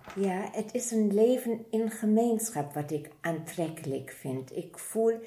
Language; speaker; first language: Dutch; non-native, fluent; German